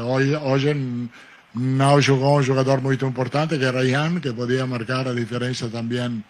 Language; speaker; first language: Portuguese; non-native, learner; Italian